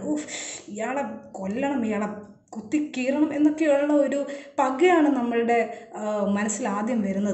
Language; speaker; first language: Malayalam; native; Malayalam